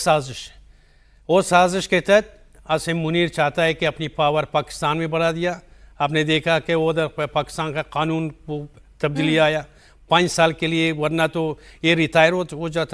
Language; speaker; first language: Hindi; non-native, fluent; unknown